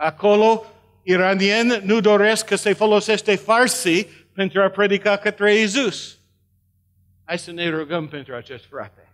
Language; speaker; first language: Romanian; non-native, learner; English